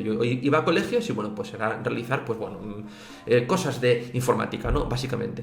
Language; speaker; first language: Spanish; native; Spanish